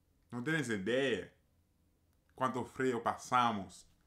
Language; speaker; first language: Spanish; non-native, learner; English